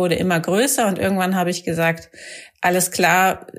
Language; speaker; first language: German; native; German